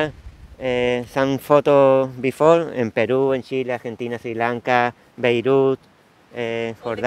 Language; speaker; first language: English; non-native, learner; Spanish